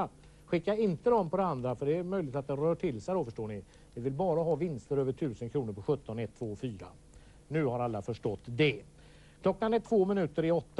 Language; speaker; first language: Swedish; native; Swedish